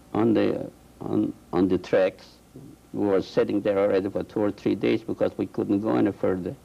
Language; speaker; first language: English; non-native, fluent; Polish